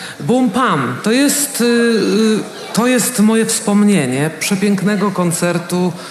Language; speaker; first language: Polish; native; Polish